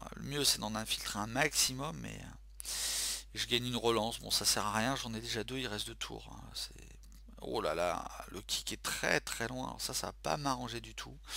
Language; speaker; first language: French; native; French